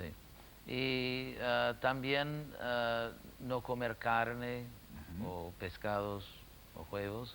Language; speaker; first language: Spanish; non-native, fluent; English